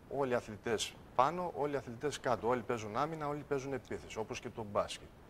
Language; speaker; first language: Greek; early bilingual, heritage; Greek